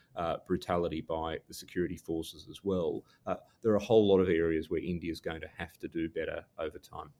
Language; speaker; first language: English; native; English